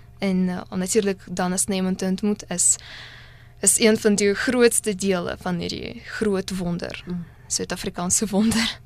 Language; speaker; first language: Afrikaans; non-native, fluent; Russian